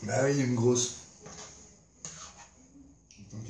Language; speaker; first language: French; native; French